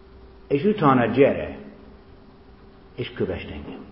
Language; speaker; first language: Hungarian; non-native, fluent; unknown